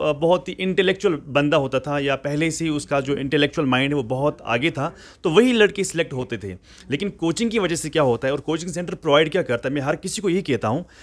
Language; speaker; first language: Hindi; non-native, local second language; Kashmiri